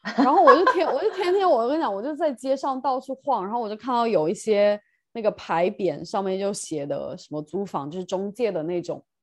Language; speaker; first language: Chinese; native; Chinese